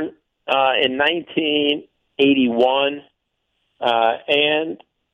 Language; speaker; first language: English; native; English